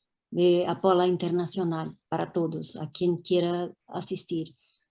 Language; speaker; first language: Spanish; non-native, fluent; Portuguese